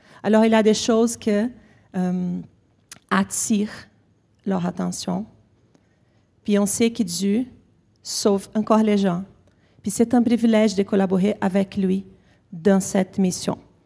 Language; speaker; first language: French; non-native, fluent; Portuguese